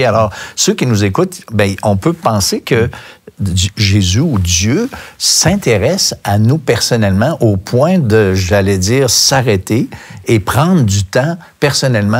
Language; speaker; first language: French; native; French